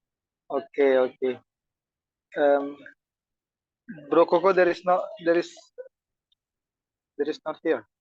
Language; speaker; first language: English; non-native, learner; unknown